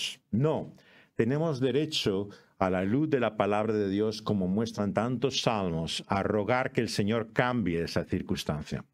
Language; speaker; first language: Spanish; native; Spanish